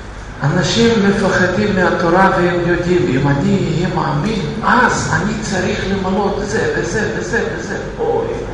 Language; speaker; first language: Hebrew; non-native, fluent; Russian